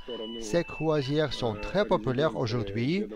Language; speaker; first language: French; non-native, fluent; Russian